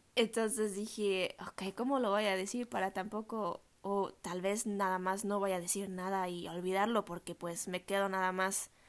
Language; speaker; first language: Spanish; non-native, fluent; German